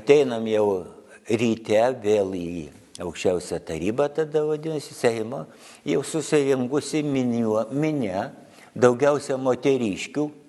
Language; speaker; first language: Lithuanian; native; Lithuanian